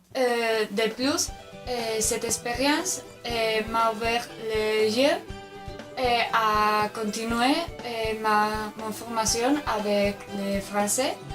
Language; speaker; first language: French; non-native, fluent; Spanish